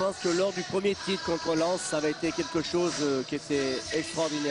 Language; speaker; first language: French; native; French